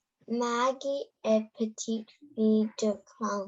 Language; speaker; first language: French; non-native, learner; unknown